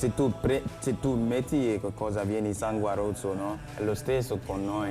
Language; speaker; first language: Italian; non-native, learner; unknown